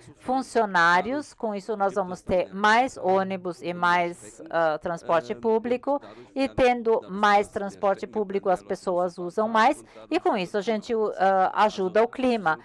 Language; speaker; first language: Portuguese; non-native, learner; German